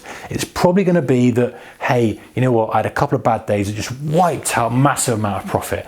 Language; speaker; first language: English; native; English